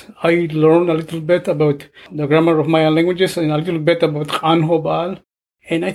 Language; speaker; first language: English; non-native, fluent; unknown